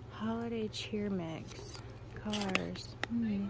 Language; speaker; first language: English; native; English